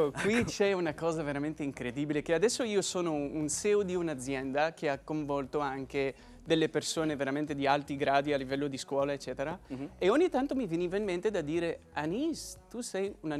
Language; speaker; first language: Italian; non-native, fluent; Arabic